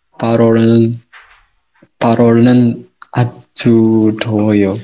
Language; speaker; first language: Korean; non-native, learner; Indonesian